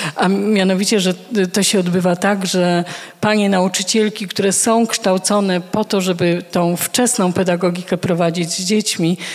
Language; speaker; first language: Polish; native; Polish